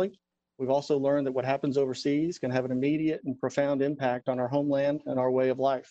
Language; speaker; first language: English; native; English